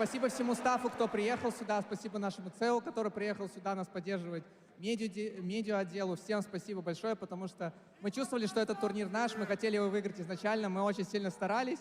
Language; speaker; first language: Russian; native; Russian